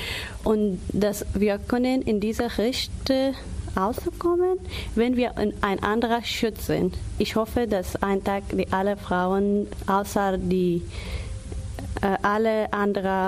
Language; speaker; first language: German; non-native, learner; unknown